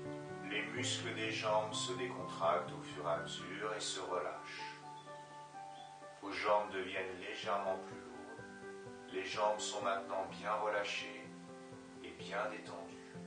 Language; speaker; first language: French; native; French